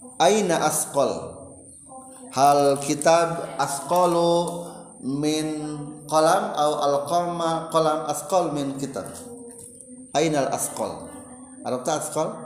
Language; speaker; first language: Arabic; non-native, learner; Indonesian